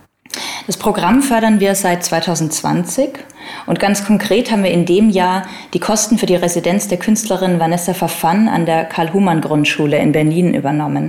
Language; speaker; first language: German; native; German